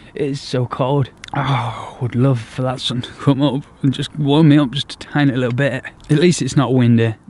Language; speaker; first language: English; native; English